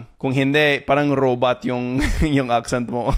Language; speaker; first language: Filipino; non-native, fluent; English